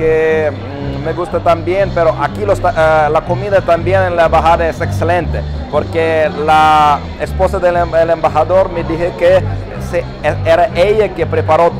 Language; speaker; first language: Spanish; non-native, fluent; Russian